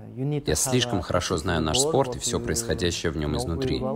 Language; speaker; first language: Russian; non-native, fluent; Norwegian